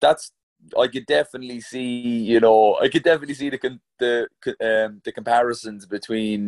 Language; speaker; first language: English; native; English